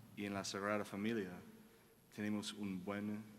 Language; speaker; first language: Spanish; non-native, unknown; English